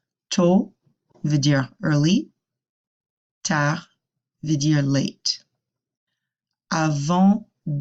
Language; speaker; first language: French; non-native, fluent; English